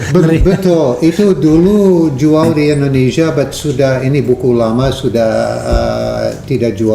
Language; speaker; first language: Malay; non-native, fluent; English